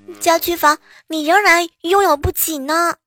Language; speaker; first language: Chinese; native; Chinese